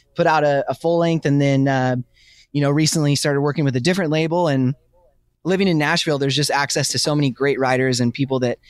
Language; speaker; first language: English; native; English